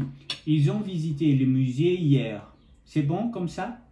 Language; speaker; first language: French; non-native, learner; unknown